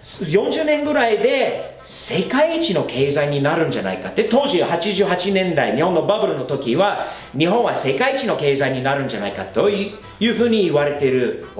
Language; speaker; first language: Japanese; non-native, fluent; English